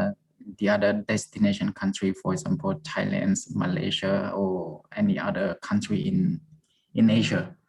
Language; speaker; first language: English; non-native, fluent; Khmer